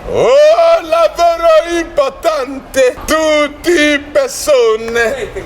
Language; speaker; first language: Italian; non-native, learner; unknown